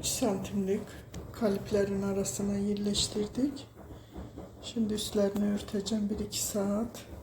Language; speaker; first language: Turkish; early bilingual, heritage; Turkish